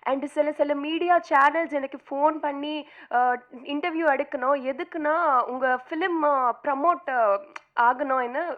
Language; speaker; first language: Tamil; non-native, fluent; Telugu